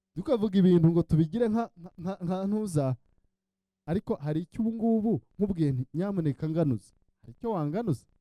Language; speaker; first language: Kinyarwanda; early bilingual, heritage; Kinyarwanda